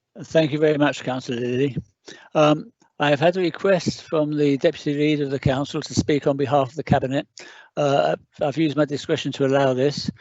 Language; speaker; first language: English; native; English